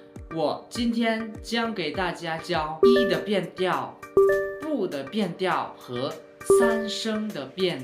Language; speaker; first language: Chinese; non-native, fluent; Lao